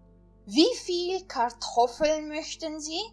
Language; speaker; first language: German; non-native, fluent; Portuguese